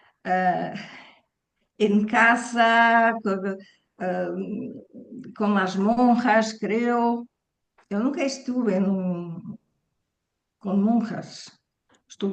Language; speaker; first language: Spanish; early bilingual, heritage; Portuguese